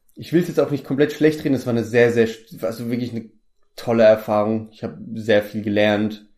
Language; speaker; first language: German; native; German